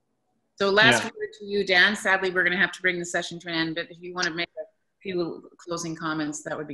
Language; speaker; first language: English; native; English